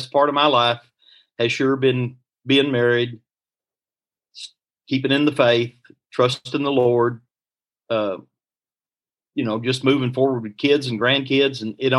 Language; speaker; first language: English; native; English